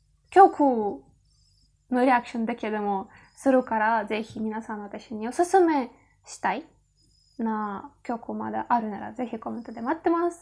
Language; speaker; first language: Japanese; non-native, learner; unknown